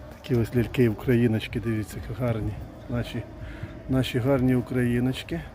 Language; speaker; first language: Ukrainian; native; Ukrainian